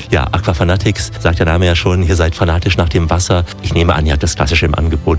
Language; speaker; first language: German; native; German